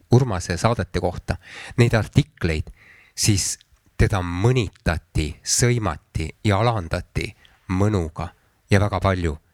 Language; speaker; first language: Estonian; native; Estonian